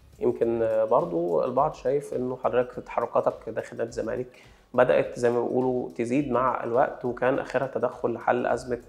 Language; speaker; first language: Arabic; native; Arabic